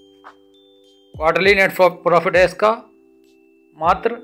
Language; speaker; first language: Hindi; native; Hindi